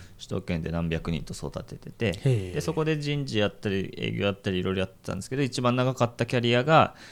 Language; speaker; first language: Japanese; native; Japanese